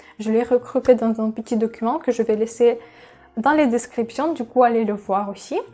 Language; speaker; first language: French; non-native, fluent; Russian